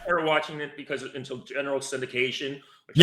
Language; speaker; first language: English; native; English